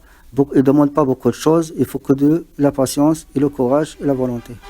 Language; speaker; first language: French; non-native, learner; Arabic